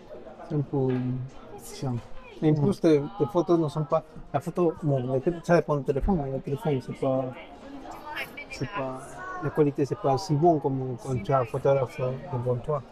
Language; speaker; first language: French; non-native, fluent; Spanish